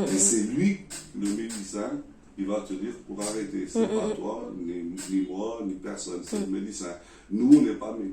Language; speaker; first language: French; non-native, learner; Portuguese